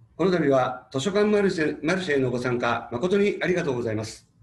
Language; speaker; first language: Japanese; native; Japanese